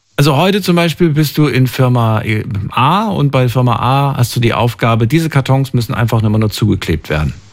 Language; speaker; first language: German; native; German